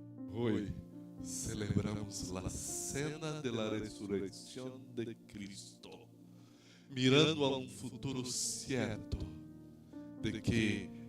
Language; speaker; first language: Spanish; non-native, fluent; Portuguese